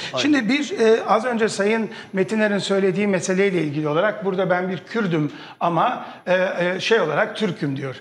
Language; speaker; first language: Turkish; native; Turkish